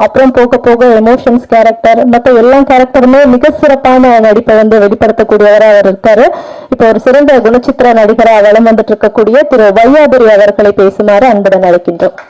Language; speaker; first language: Tamil; native; Tamil